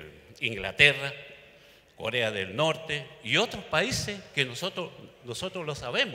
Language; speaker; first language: Spanish; non-native, local second language; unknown